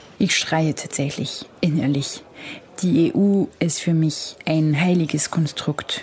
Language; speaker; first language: German; non-native, fluent; French